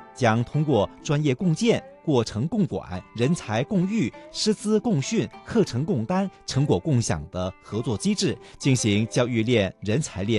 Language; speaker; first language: Chinese; native; Chinese